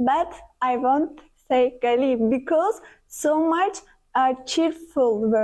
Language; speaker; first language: English; non-native, learner; Turkish